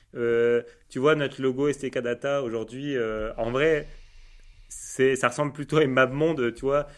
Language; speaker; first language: French; native; French